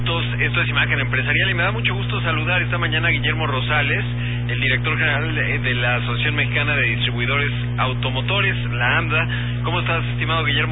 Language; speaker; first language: Spanish; native; Spanish